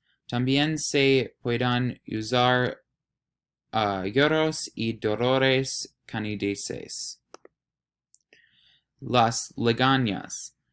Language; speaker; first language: Spanish; non-native, learner; English